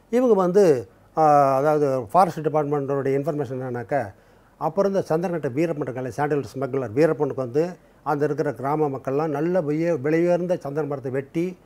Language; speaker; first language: Tamil; native; Tamil